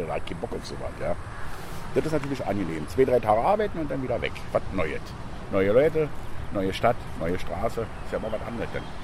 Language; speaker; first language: German; native; German